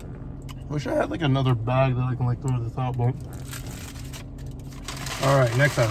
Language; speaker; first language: English; native; English